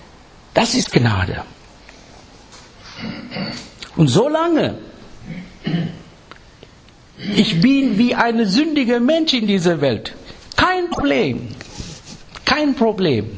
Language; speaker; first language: German; non-native, fluent; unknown